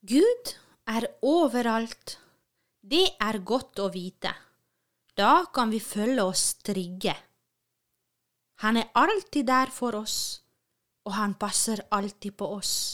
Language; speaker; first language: Norwegian; non-native, fluent; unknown